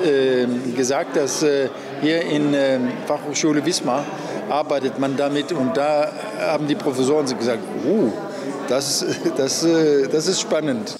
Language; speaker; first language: German; non-native, fluent; Danish